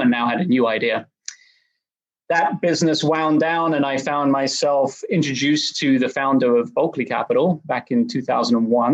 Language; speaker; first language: English; native; English